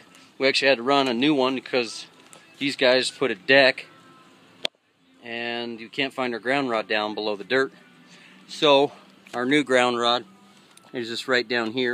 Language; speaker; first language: English; native; English